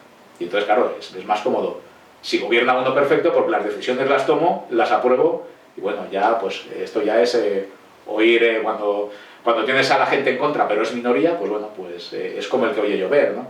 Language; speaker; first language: Spanish; native; Spanish